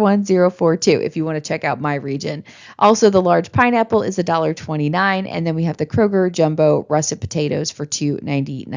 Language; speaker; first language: English; native; English